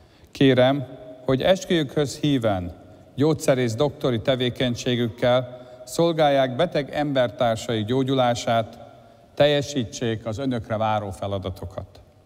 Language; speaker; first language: Hungarian; native; Hungarian